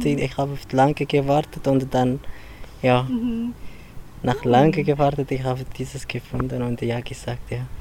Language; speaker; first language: German; non-native, learner; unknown